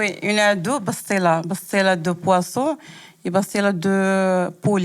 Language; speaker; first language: French; non-native, learner; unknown